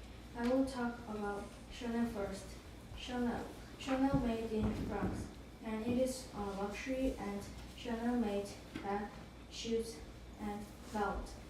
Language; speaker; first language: English; non-native, learner; Korean